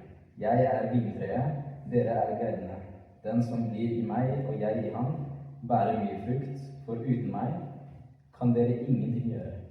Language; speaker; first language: Norwegian; early bilingual, other home language; Amharic